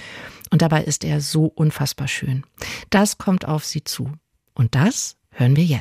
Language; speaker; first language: German; native; German